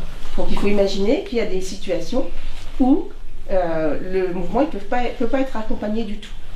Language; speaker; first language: French; native; French